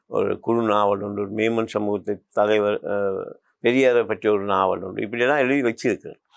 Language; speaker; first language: Tamil; non-native, local second language; Memoni